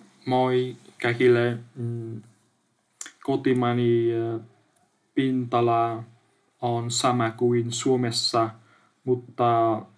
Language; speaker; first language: Finnish; non-native, learner; Vietnamese